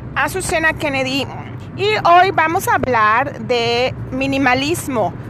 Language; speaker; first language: Spanish; native; Spanish